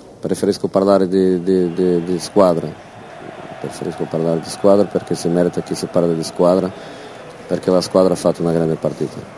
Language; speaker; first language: Italian; non-native, fluent; Portuguese